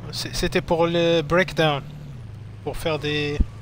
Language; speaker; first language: French; non-native, local second language; Arabic